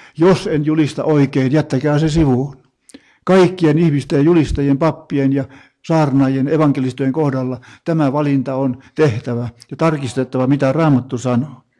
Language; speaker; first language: Finnish; native; Finnish